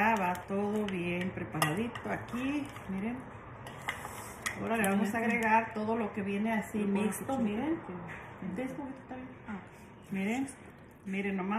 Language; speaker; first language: Spanish; native; Spanish